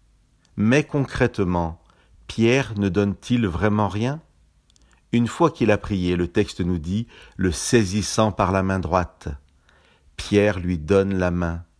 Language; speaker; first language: French; native; French